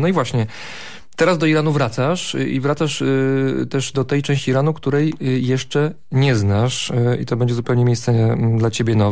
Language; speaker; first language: Polish; native; Polish